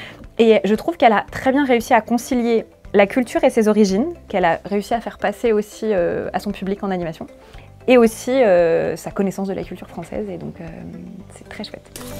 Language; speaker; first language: French; native; French